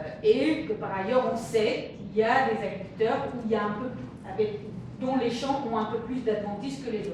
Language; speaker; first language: French; native; French